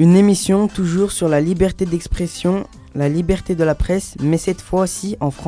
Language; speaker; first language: French; native; French